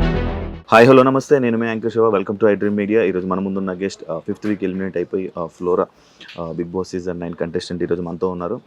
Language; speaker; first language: Telugu; native; Telugu